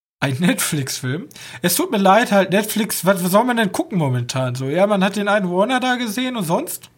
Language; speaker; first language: German; native; German